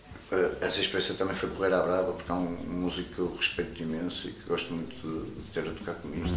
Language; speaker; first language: Portuguese; native; Portuguese